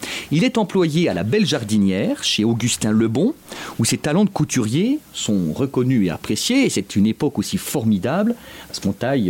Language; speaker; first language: French; native; French